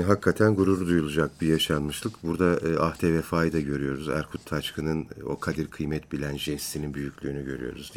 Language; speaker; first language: Turkish; native; Turkish